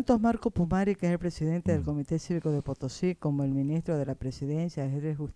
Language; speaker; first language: Spanish; native; Spanish